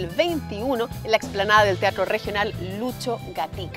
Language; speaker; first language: Spanish; native; Spanish